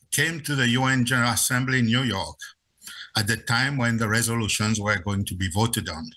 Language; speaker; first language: English; non-native, fluent; Seselwa Creole French